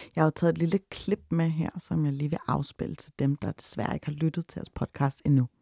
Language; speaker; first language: Danish; early bilingual, other home language; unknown